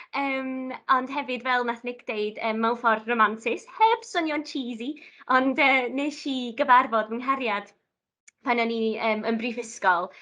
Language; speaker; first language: Welsh; non-native, local second language; Italian